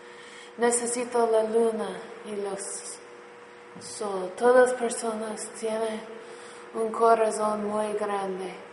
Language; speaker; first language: Spanish; non-native, learner; English